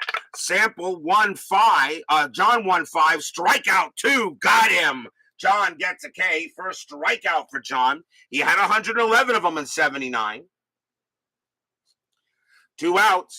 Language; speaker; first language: English; native; English